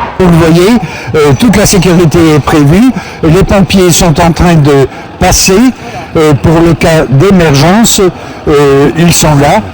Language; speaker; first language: French; native; French